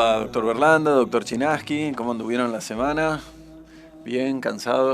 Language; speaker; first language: Spanish; native; Spanish